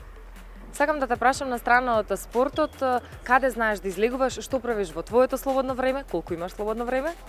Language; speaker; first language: Macedonian; native; Macedonian